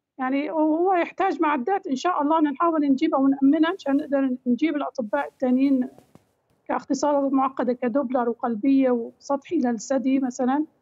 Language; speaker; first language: Arabic; native; Arabic